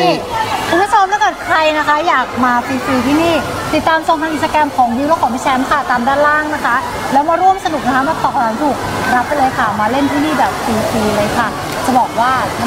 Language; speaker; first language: Thai; native; Thai